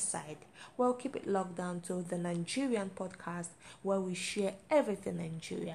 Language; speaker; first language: English; non-native, local second language; Igbo